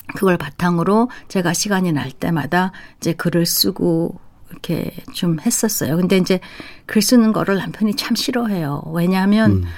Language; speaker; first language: Korean; native; Korean